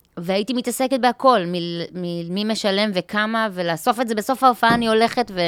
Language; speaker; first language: Hebrew; native; Hebrew